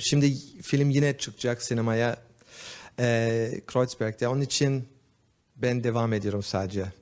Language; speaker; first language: Turkish; early bilingual, heritage; Turkish